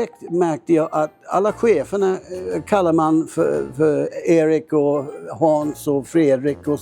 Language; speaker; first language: Swedish; non-native, fluent; English